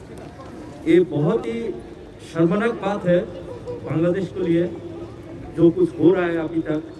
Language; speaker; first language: Hindi; non-native, learner; Bangla